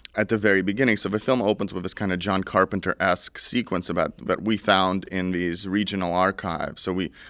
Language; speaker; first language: English; early bilingual, other home language; Russian